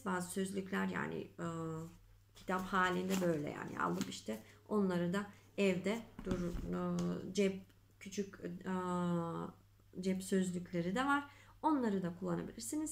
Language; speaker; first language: Turkish; non-native, fluent; Macedonian